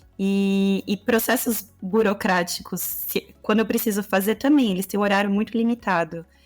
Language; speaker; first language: Portuguese; native; Portuguese